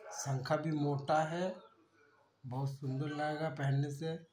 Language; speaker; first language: Hindi; non-native, local second language; Bangla